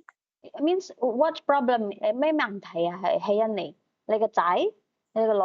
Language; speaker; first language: Cantonese; native; Cantonese